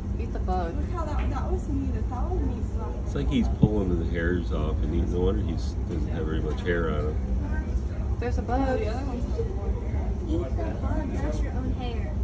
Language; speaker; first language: English; native; English